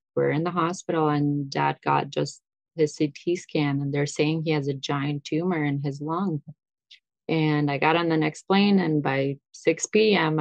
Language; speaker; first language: English; early bilingual, other home language; Russian